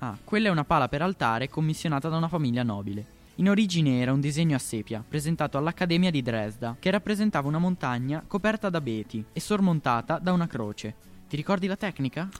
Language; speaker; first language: Italian; native; Italian